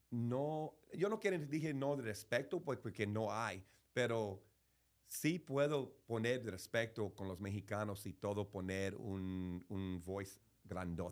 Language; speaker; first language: Spanish; early bilingual, heritage; English